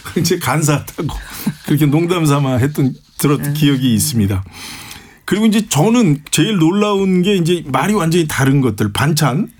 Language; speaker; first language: Korean; native; Korean